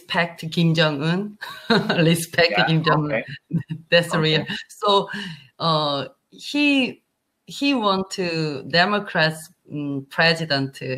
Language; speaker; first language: English; non-native, learner; Korean